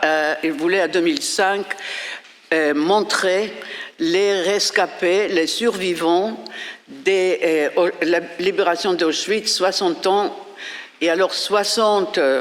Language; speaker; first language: French; non-native, fluent; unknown